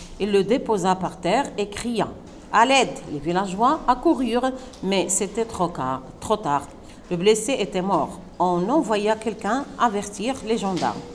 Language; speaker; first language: French; non-native, local second language; Arabic